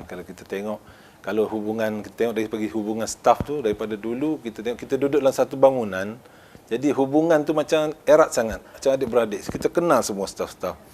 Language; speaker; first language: Malay; native; Malay